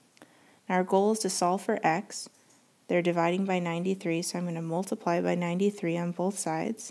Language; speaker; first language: English; native; English